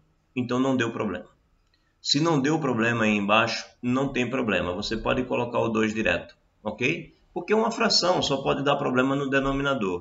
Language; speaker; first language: Portuguese; native; Portuguese